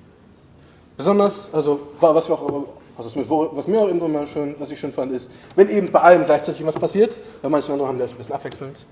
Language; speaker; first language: German; native; German